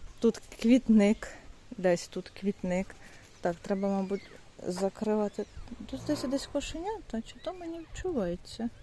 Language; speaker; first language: Ukrainian; native; Ukrainian